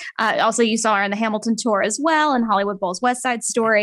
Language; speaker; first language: English; native; English